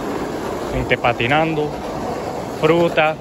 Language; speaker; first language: Spanish; early bilingual, heritage; English